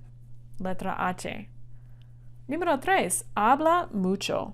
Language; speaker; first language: Spanish; non-native, fluent; English